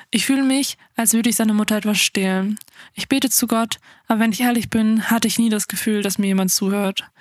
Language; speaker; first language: German; early bilingual, other home language; Afrikaans